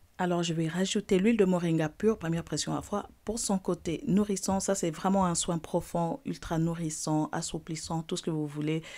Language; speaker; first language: French; non-native, local second language; Lingala